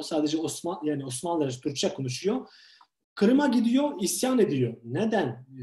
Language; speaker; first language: Turkish; non-native, fluent; Ukrainian